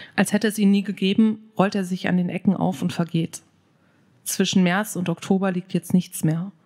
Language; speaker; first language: German; native; German